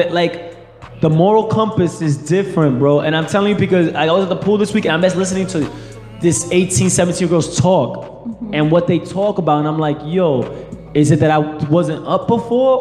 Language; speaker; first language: English; early bilingual, other home language; Spanish